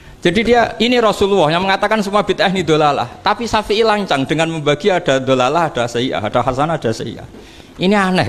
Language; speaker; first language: Indonesian; native; Indonesian